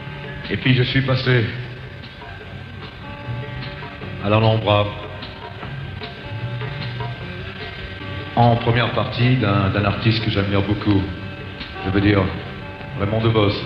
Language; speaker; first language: French; native; French